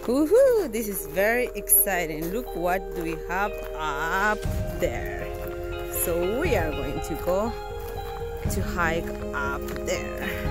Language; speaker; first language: English; non-native, fluent; Spanish